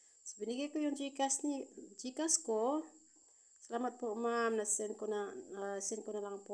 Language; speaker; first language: Filipino; non-native, local second language; Cebuano